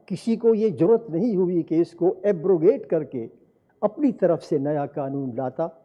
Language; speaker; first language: Urdu; non-native, local second language; Pashto